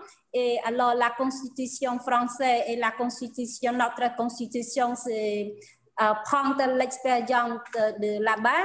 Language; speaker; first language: French; non-native, fluent; Khmer